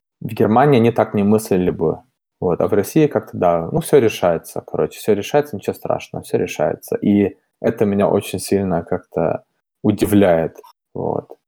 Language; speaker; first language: Russian; early bilingual, heritage; German